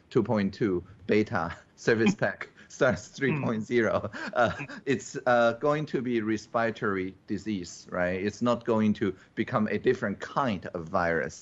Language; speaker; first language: English; non-native, fluent; Chinese